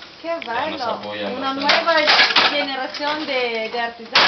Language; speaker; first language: Spanish; non-native, learner; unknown